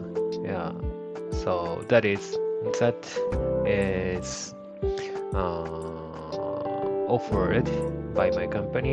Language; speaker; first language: English; non-native, learner; Japanese